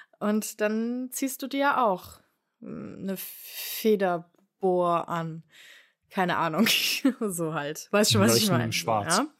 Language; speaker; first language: German; native; German